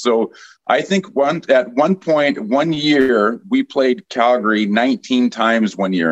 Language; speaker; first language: English; native; English